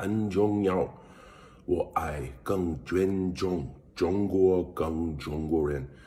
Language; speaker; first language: Chinese; non-native, learner; English